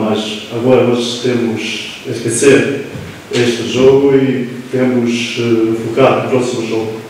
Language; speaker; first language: Portuguese; non-native, learner; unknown